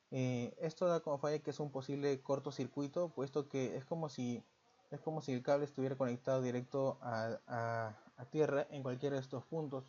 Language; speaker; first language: Spanish; native; Spanish